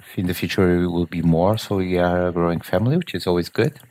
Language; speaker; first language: English; non-native, fluent; Portuguese